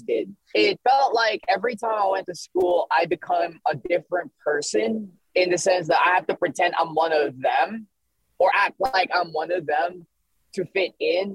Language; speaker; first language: English; early bilingual, other home language; Filipino